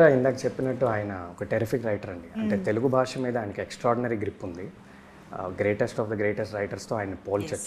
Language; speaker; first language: Telugu; native; Telugu